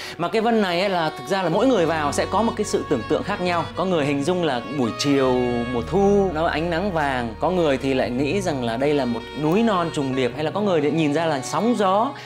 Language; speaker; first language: Vietnamese; native; Vietnamese